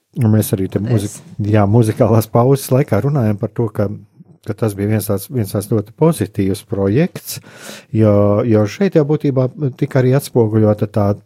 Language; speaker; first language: Latvian; native; Latvian